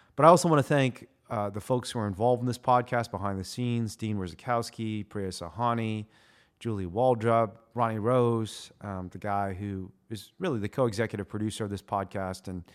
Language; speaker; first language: English; native; English